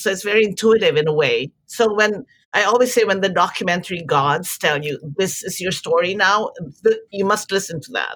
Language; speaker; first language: English; non-native, local second language; Filipino